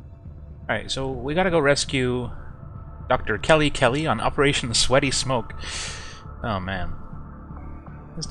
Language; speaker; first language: English; native; English